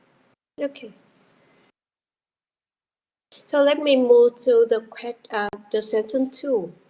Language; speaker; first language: English; non-native, learner; Vietnamese